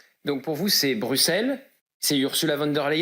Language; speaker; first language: French; native; French